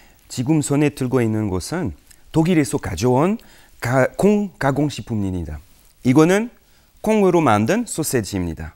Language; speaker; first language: Korean; non-native, fluent; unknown